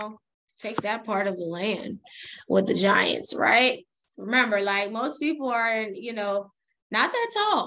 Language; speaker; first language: English; native; English